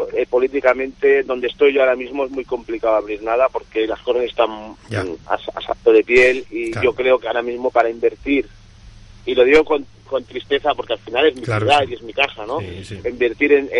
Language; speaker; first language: Spanish; native; Spanish